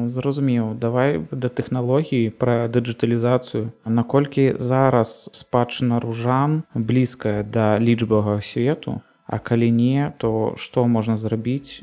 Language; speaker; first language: Belarusian; native; Belarusian